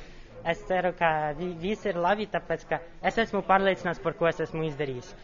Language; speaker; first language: Latvian; non-native, local second language; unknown